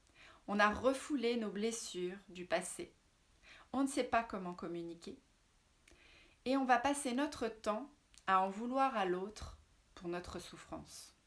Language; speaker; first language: French; native; French